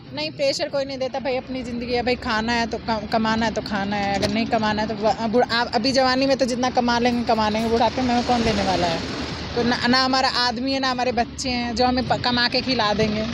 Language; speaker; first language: Hindi; native; Hindi